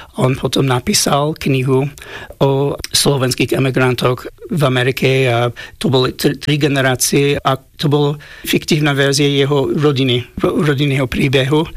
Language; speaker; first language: Slovak; non-native, fluent; English